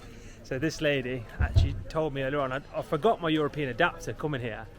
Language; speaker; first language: English; native; English